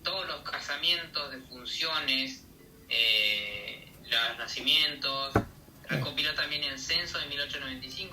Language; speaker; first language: Spanish; native; Spanish